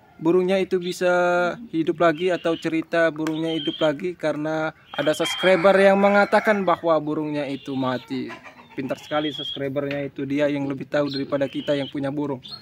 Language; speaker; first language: Indonesian; native; Indonesian